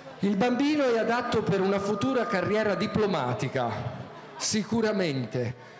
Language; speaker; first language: Italian; native; Italian